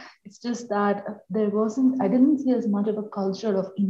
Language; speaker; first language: English; non-native, local second language; Bangla